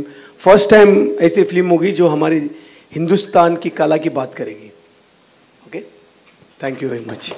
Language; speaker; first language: Hindi; native; Hindi